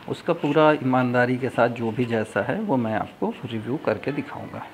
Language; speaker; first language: Hindi; native; Hindi